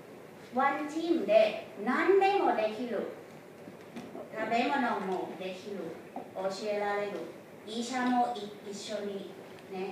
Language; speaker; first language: Japanese; non-native, fluent; Thai